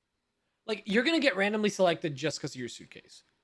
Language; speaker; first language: English; native; English